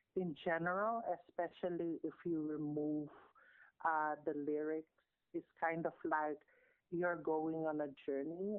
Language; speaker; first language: English; non-native, local second language; Filipino